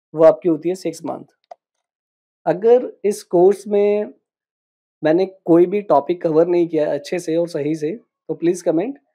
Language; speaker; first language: Hindi; native; Hindi